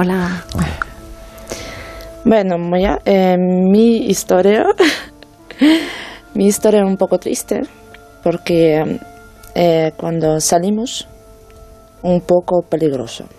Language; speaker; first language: Spanish; non-native, learner; Ukrainian